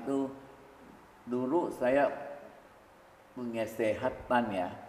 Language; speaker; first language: Indonesian; early bilingual, other home language; Min Nan Chinese